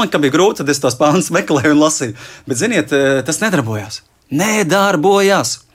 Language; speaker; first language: Latvian; native; Latvian